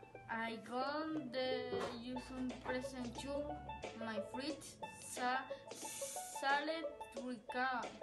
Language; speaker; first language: English; non-native, learner; Spanish